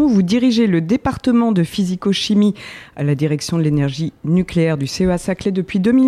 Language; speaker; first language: French; native; French